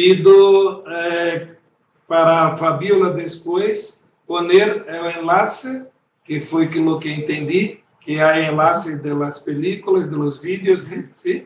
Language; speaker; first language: Spanish; non-native, learner; Portuguese